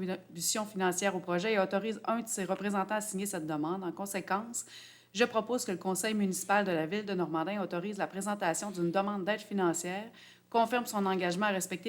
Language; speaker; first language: French; native; French